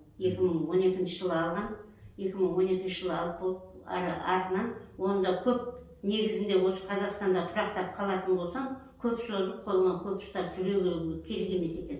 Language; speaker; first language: Kazakh; early bilingual, heritage; Kazakh